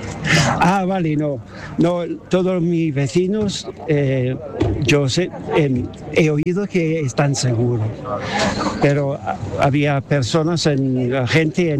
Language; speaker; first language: Spanish; non-native, fluent; English